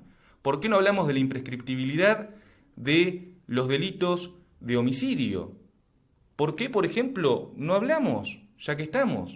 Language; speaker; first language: Spanish; native; Spanish